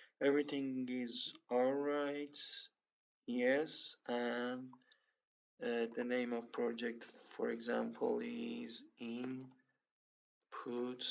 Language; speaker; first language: English; non-native, learner; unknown